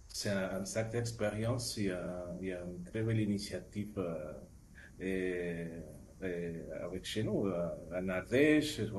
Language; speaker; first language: French; non-native, fluent; Spanish